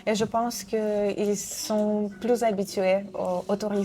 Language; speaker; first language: French; non-native, fluent; Russian